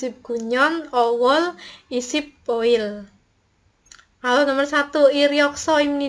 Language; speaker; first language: Korean; non-native, learner; Indonesian